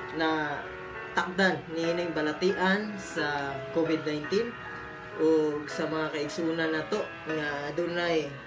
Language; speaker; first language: Cebuano; native; Cebuano